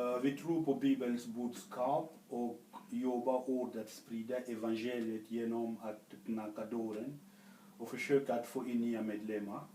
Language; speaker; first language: Swedish; non-native, fluent; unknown